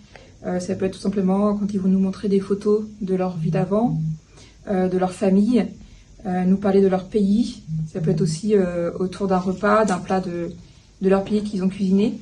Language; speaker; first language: French; native; French